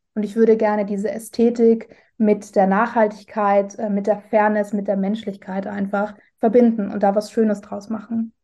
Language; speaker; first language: German; native; German